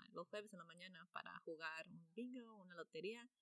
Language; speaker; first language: Spanish; early bilingual, heritage; Spanish